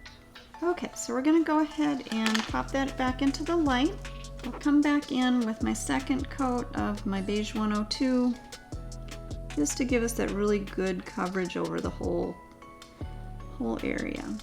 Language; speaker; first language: English; native; English